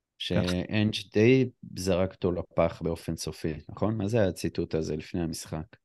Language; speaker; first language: Hebrew; native; Hebrew